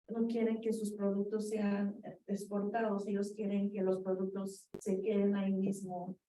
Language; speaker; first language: Spanish; early bilingual, heritage; Spanish